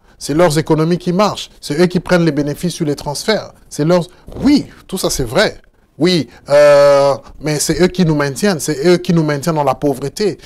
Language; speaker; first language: French; non-native, local second language; Lingala